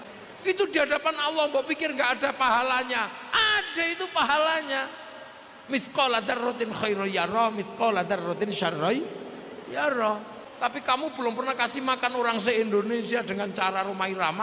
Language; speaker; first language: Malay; non-native, local second language; Javanese